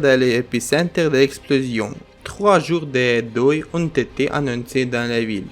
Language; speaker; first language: French; non-native, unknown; Ukrainian